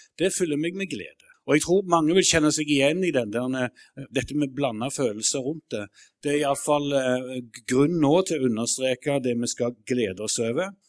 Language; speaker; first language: Norwegian; native; Norwegian